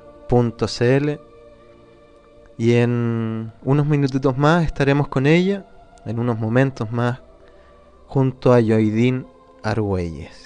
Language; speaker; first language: Spanish; native; Spanish